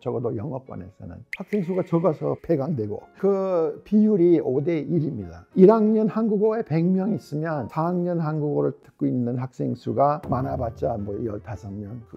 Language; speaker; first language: Korean; non-native, fluent; English